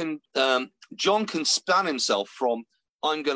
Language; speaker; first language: English; native; English